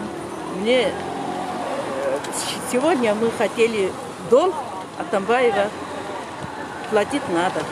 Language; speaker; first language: Russian; non-native, local second language; Kyrgyz